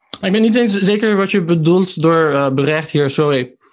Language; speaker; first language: Dutch; early bilingual, heritage; Dutch